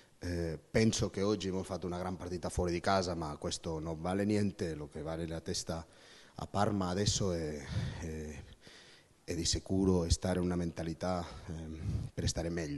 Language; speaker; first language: Italian; non-native, fluent; Spanish